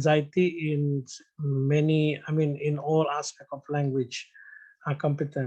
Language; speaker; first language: English; non-native, fluent; Indonesian